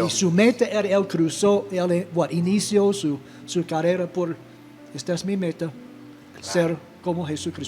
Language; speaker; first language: Spanish; non-native, fluent; English